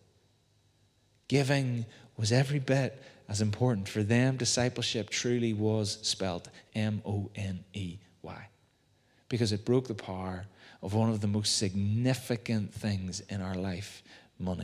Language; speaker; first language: English; native; English